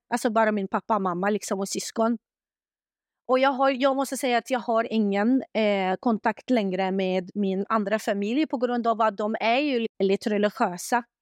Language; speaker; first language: Swedish; non-native, fluent; Arabic